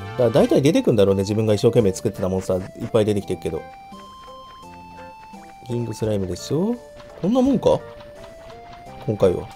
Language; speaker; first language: Japanese; native; Japanese